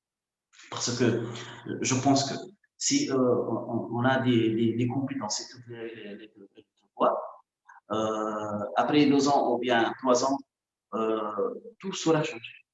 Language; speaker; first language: French; non-native, local second language; Arabic